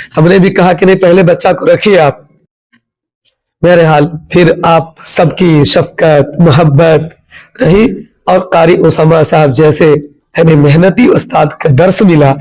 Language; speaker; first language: Urdu; native; Urdu